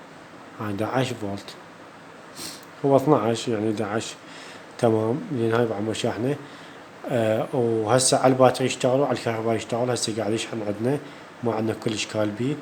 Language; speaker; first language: Arabic; native; Arabic